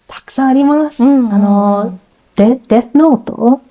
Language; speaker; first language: Japanese; non-native, learner; English